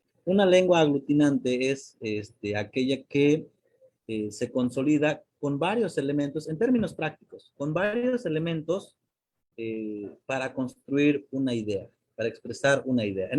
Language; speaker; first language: Spanish; non-native, local second language; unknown